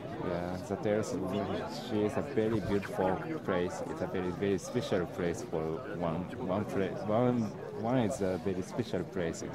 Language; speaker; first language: English; non-native, learner; Japanese